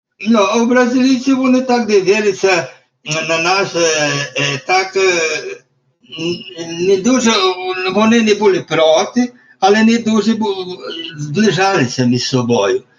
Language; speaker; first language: Ukrainian; early bilingual, heritage; Ukrainian